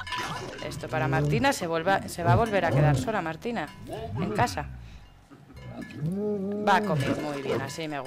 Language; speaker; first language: Spanish; native; Spanish